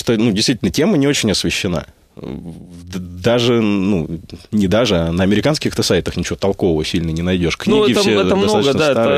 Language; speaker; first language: Russian; native; Russian